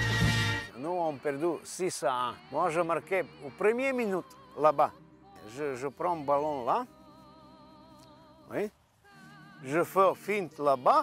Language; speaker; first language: French; non-native, learner; Croatian